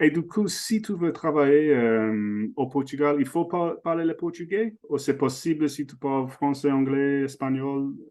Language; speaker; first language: French; non-native, fluent; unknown